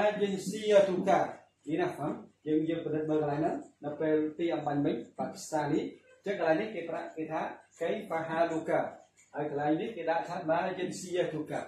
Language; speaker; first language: Arabic; non-native, fluent; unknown